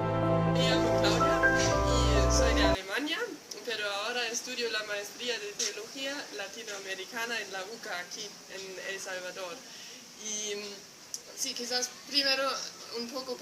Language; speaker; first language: Spanish; non-native, fluent; German